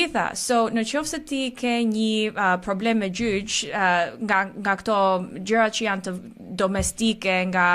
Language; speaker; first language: Albanian; early bilingual, heritage; Albanian